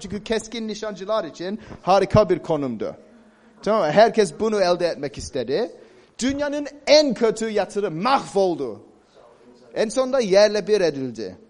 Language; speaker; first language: Turkish; non-native, fluent; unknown